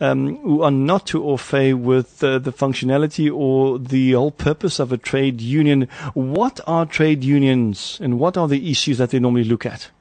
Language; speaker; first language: English; non-native, local second language; Afrikaans